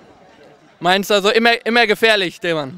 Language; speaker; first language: German; native; German